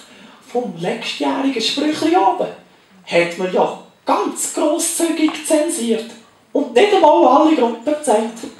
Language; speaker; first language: German; native; German